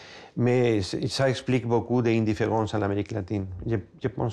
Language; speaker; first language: French; non-native, fluent; Spanish